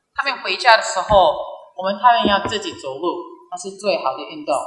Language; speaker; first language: Chinese; early bilingual, heritage; Chinese